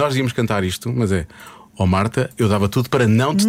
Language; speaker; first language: Portuguese; native; Portuguese